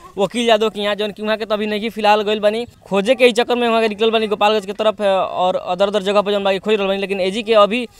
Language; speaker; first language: Hindi; native; Hindi